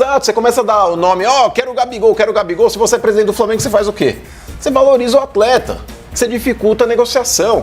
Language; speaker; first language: Portuguese; native; Portuguese